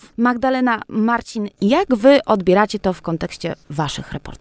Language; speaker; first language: Polish; native; Polish